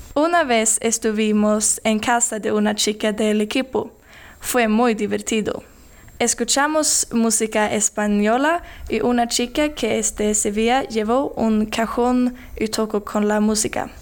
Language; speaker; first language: Spanish; non-native, learner; Swedish